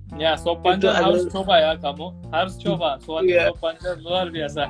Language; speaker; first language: Indonesian; non-native, fluent; Turkish